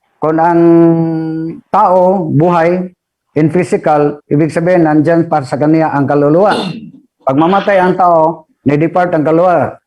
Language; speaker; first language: Filipino; non-native, local second language; Cebuano